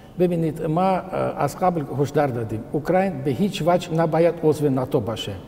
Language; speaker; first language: Persian; non-native, fluent; Russian